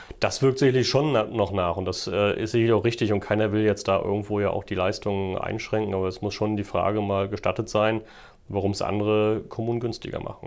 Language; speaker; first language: German; native; German